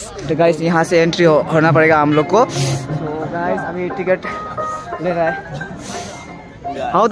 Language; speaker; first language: Hindi; non-native, local second language; Nepali